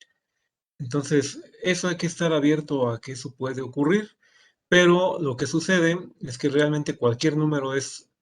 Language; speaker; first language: Spanish; native; Spanish